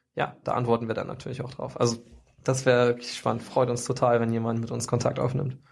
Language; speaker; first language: German; native; German